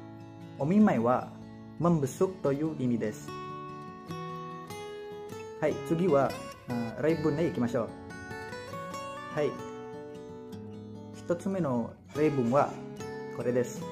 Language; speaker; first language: Japanese; non-native, learner; Indonesian